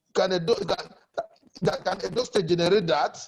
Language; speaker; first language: English; non-native, local second language; Yoruba